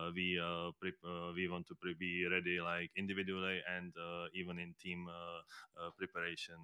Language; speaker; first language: English; non-native, fluent; Czech